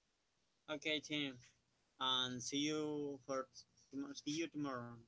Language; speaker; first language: English; non-native, learner; Spanish